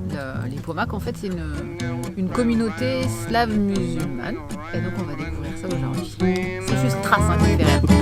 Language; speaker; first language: French; native; French